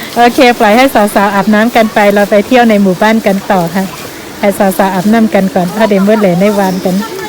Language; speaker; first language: Thai; native; Thai